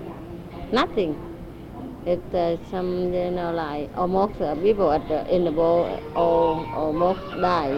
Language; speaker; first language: English; non-native, learner; Vietnamese